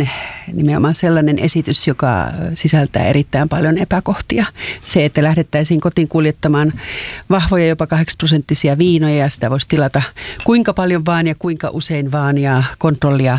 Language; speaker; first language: Finnish; native; Finnish